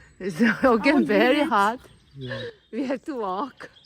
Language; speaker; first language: English; non-native, learner; Korean